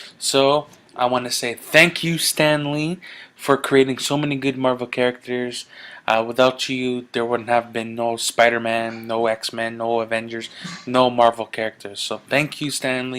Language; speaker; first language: English; native; English